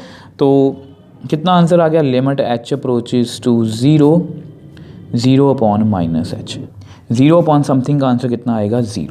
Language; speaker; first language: Hindi; native; Hindi